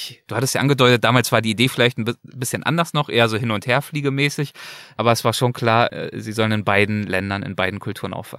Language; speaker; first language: German; native; German